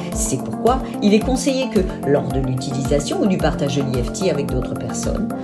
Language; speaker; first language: French; native; French